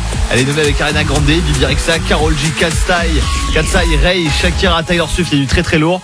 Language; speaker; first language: French; native; French